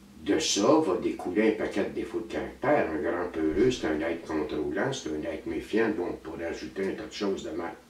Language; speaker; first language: French; native; French